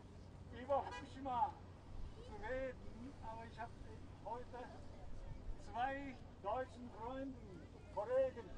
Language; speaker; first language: German; non-native, fluent; Japanese